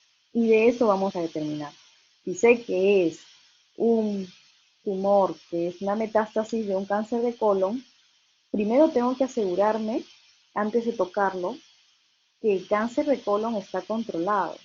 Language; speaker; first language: Spanish; native; Spanish